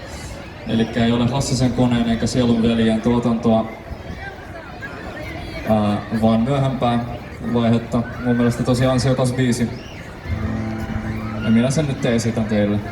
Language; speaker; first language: Finnish; native; Finnish